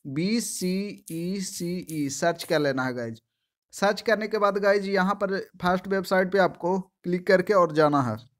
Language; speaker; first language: Hindi; native; Hindi